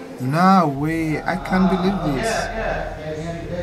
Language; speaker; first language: English; non-native, fluent; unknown